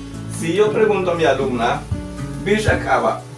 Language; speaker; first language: Spanish; non-native, local second language; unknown